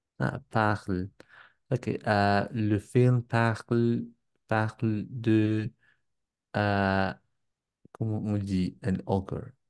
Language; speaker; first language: French; non-native, learner; English